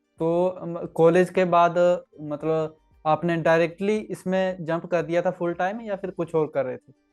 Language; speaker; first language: Hindi; native; Hindi